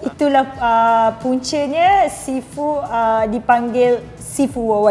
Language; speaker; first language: Malay; native; Malay